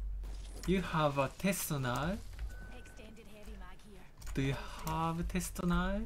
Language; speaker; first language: English; non-native, learner; Japanese